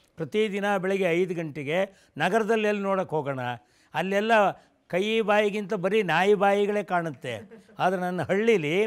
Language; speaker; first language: Kannada; non-native, local second language; Tamil